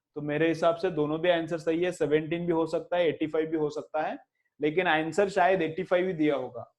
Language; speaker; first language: Hindi; non-native, local second language; Marathi